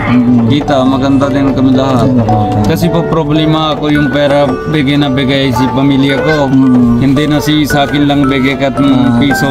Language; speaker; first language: Filipino; non-native, learner; Punjabi